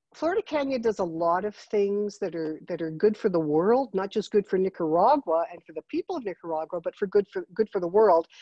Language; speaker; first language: English; native; English